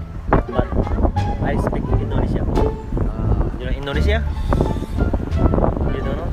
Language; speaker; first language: English; non-native, learner; Indonesian